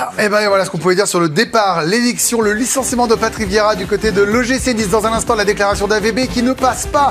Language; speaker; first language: French; native; French